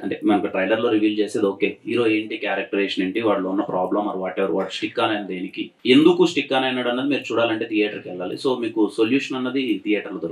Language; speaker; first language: Telugu; native; Telugu